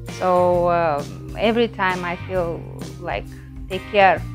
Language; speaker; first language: English; non-native, learner; Bulgarian